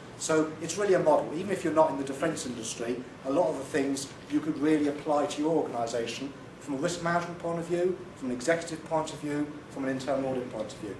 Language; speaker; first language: English; native; English